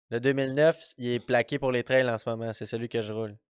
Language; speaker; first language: French; native; French